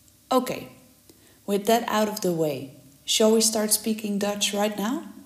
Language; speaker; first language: English; non-native, fluent; Dutch